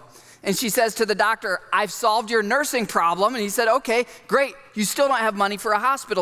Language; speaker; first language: English; native; English